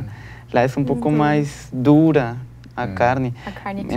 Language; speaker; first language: Portuguese; non-native, learner; Spanish